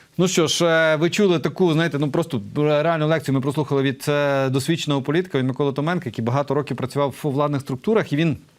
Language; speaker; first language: Ukrainian; native; Ukrainian